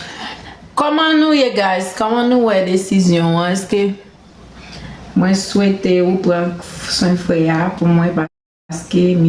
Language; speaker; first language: French; non-native, learner; Haitian Creole